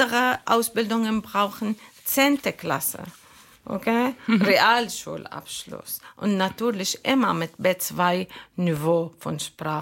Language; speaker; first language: German; non-native, learner; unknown